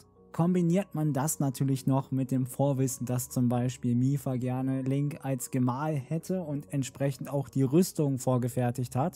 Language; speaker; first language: German; native; German